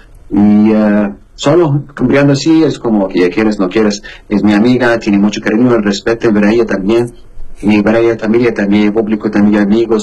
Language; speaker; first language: Spanish; non-native, learner; Arabic